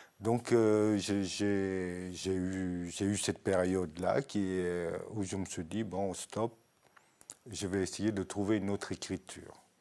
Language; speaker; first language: French; early bilingual, other home language; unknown